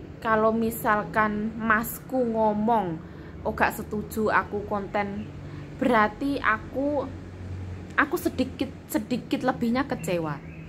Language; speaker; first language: Indonesian; non-native, local second language; Javanese